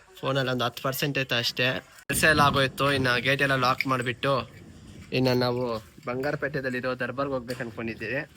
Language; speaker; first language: Kannada; non-native, local second language; Telugu